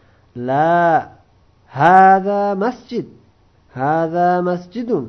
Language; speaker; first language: Arabic; non-native, fluent; Uzbek